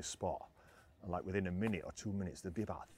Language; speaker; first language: English; native; English